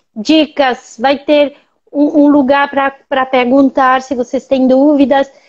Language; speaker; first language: Portuguese; non-native, fluent; French